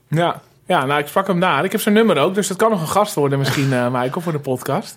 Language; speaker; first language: Dutch; native; Dutch